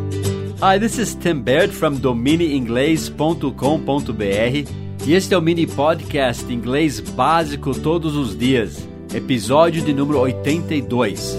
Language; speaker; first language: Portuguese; non-native, fluent; English